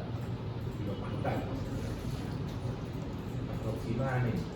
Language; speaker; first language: Spanish; native; Spanish